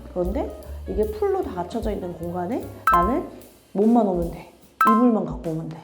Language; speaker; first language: Korean; native; Korean